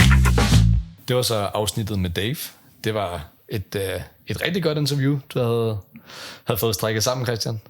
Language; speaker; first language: Danish; native; Danish